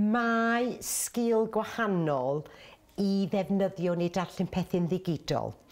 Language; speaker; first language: Welsh; native; Welsh